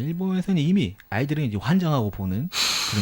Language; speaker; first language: Korean; native; Korean